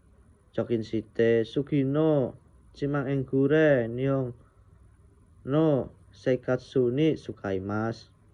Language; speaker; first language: Japanese; non-native, learner; Indonesian